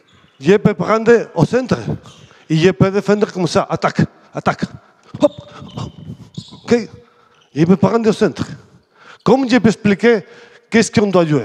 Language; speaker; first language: French; non-native, fluent; Spanish